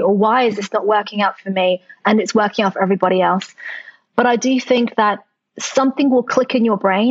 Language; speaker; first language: English; early bilingual, other home language; Chinese